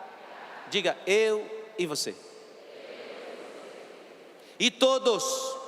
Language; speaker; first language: Portuguese; native; Portuguese